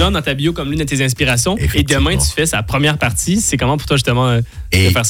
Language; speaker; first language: French; native; French